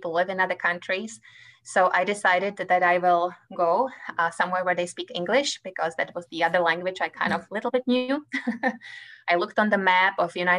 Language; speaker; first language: English; non-native, fluent; Czech